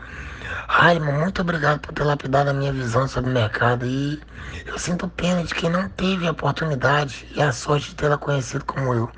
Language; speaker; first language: Portuguese; native; Portuguese